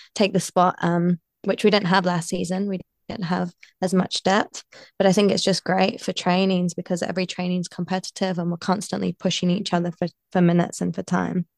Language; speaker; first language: English; native; English